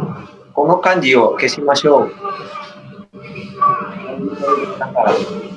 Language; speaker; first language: Japanese; non-native, fluent; Indonesian